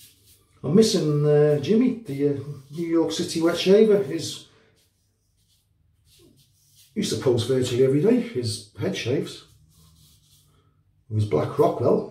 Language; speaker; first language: English; native; English